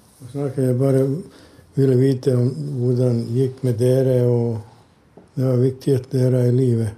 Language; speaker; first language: Norwegian; non-native, learner; Bosnian